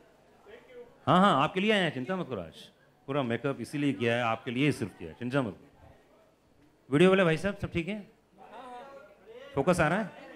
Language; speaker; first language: Hindi; native; Hindi